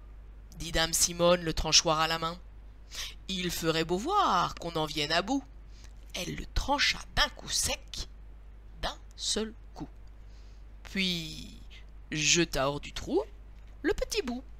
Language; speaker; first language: French; native; French